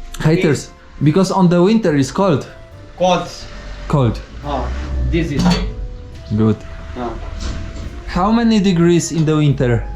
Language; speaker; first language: English; non-native, learner; Polish